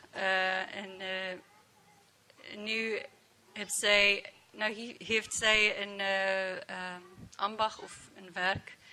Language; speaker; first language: Dutch; non-native, learner; English